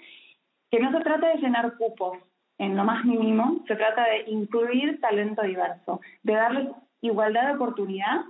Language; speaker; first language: Spanish; native; Spanish